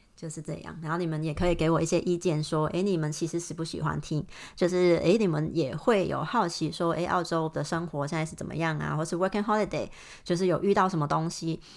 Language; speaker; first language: Chinese; non-native, fluent; Cantonese